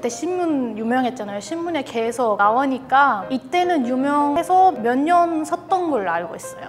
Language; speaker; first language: Korean; non-native, fluent; Turkish